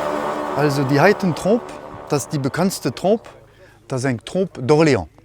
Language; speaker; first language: German; non-native, local second language; Luxembourgish